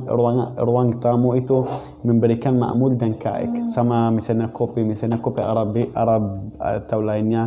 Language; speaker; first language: Indonesian; non-native, learner; Arabic